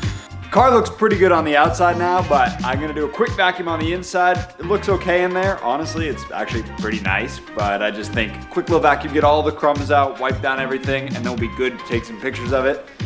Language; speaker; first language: English; native; English